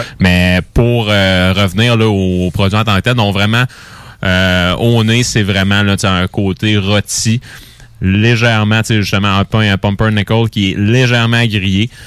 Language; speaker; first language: French; native; French